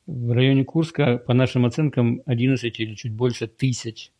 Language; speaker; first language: Russian; native; Russian